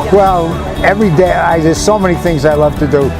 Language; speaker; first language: English; native; English